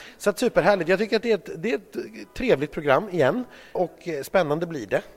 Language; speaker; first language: Swedish; native; Swedish